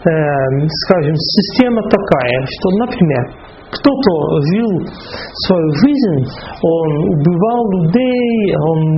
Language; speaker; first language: Russian; non-native, fluent; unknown